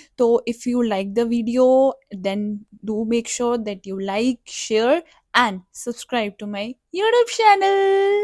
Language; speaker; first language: Hindi; native; Hindi